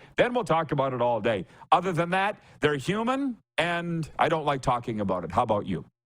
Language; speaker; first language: English; native; English